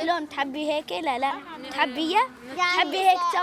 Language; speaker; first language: Dutch; non-native, learner; Arabic